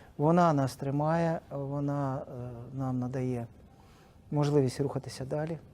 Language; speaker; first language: Ukrainian; non-native, local second language; Russian